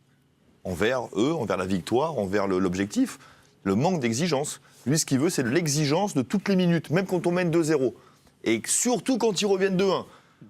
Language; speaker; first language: French; native; French